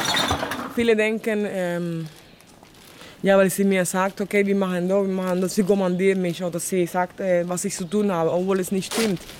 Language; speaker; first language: German; non-native, fluent; Spanish